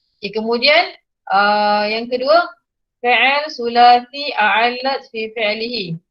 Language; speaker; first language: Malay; native; Malay